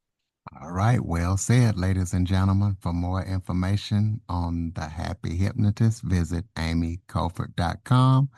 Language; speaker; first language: English; native; English